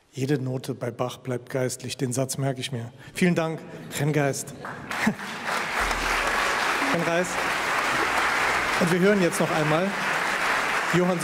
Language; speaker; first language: German; native; German